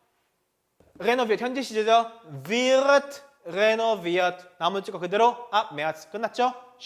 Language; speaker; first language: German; non-native, fluent; Korean